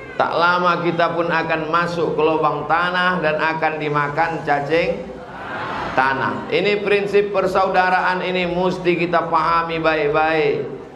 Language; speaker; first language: Indonesian; native; Indonesian